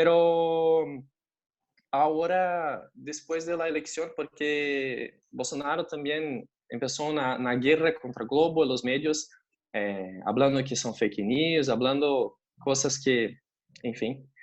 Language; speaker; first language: Spanish; non-native, fluent; Portuguese